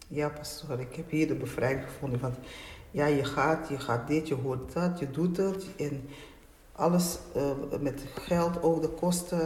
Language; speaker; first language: Dutch; native; Dutch